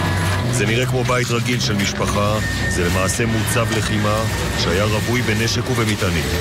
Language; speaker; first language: Hebrew; native; Hebrew